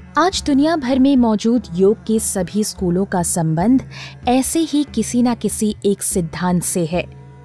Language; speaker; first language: Hindi; native; Hindi